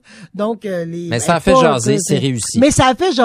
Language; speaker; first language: French; native; French